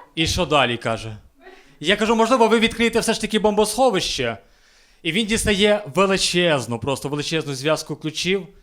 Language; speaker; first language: Ukrainian; native; Ukrainian